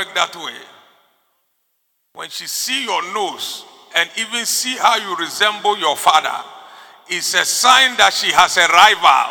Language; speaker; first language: English; non-native, local second language; Akan